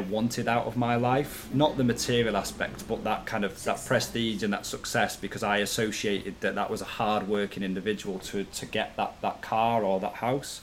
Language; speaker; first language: English; native; English